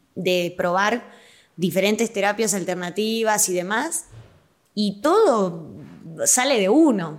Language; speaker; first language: Spanish; native; Spanish